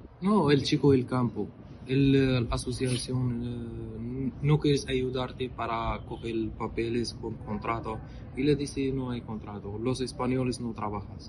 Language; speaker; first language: Spanish; non-native, learner; Arabic